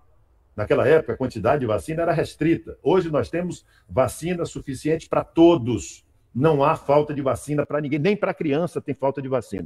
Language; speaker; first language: Portuguese; native; Portuguese